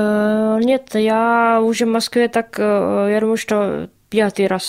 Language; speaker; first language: Russian; non-native, learner; Czech